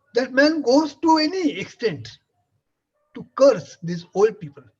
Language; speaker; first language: English; non-native, local second language; Marathi